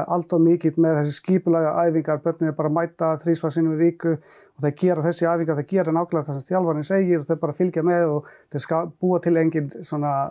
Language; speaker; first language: Icelandic; non-native, fluent; Finnish